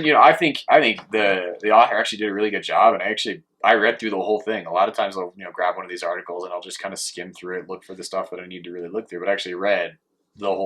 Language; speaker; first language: English; native; English